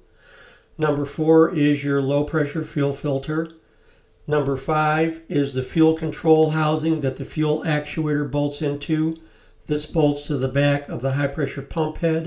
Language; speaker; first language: English; native; English